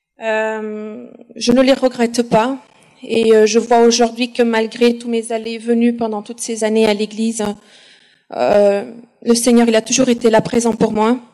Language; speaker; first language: French; non-native, fluent; Portuguese